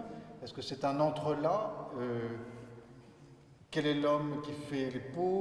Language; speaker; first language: French; native; French